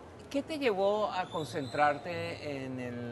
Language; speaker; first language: Spanish; native; Spanish